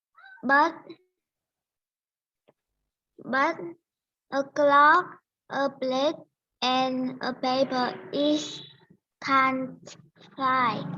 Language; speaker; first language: English; non-native, learner; Vietnamese